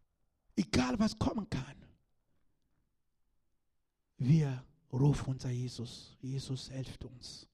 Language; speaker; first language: German; non-native, learner; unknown